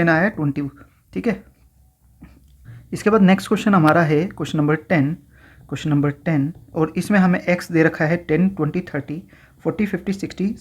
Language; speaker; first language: Hindi; native; Hindi